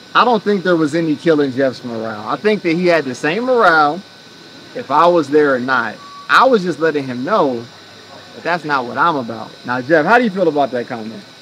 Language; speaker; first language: English; native; English